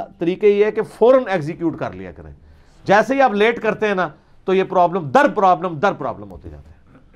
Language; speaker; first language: Urdu; non-native, local second language; Punjabi